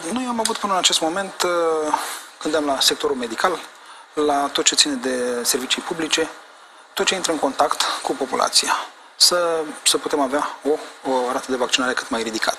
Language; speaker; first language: Romanian; native; Romanian